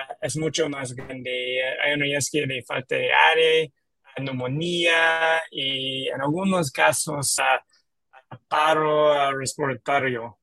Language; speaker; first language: Spanish; non-native, learner; English